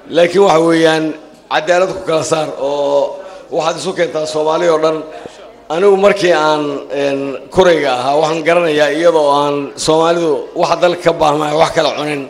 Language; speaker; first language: Somali; non-native, local second language; Maay